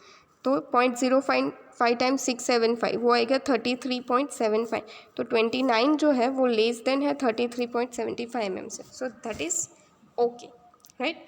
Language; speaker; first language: Hindi; native; Hindi